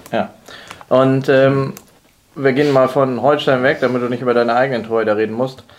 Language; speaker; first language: German; native; German